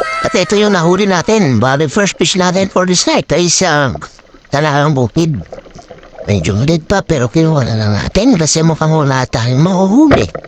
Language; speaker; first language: Filipino; non-native, local second language; Waray